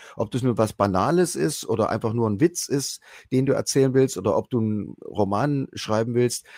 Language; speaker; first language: German; native; German